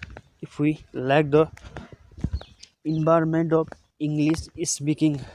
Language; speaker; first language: English; non-native, local second language; Nepali